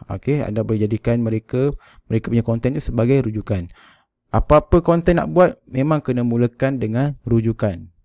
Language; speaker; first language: Malay; native; Malay